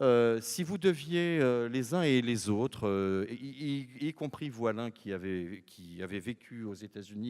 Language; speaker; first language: French; native; French